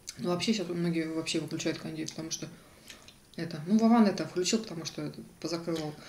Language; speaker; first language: Russian; native; Russian